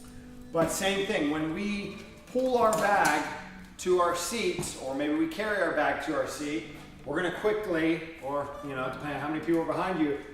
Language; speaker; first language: English; native; English